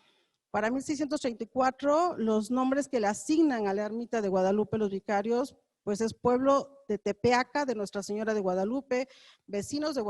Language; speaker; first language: Spanish; native; Spanish